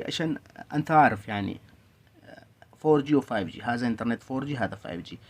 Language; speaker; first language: Arabic; non-native, learner; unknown